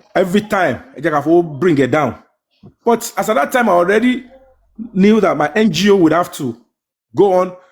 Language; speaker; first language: English; non-native, local second language; Yoruba